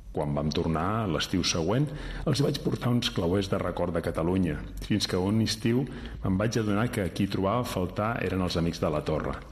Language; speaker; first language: Catalan; early bilingual, other home language; Riffian